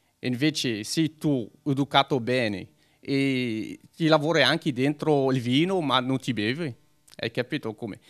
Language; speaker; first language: Italian; non-native, learner; Arabic